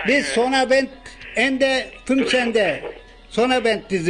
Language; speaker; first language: German; non-native, learner; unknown